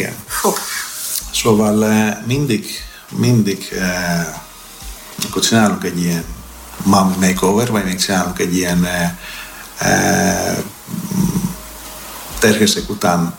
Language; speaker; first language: Hungarian; non-native, fluent; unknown